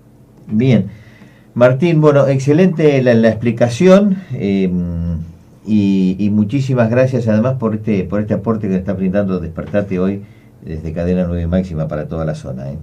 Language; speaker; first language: Spanish; native; Spanish